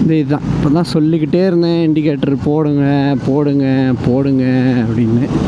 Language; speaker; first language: Tamil; non-native, local second language; Malayalam